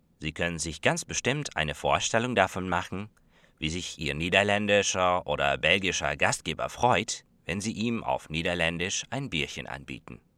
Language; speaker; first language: German; non-native, fluent; Dutch